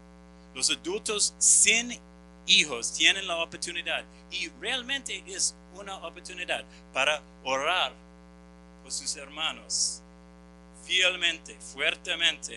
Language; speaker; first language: Spanish; non-native, fluent; English